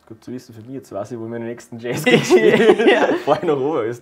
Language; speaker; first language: German; native; German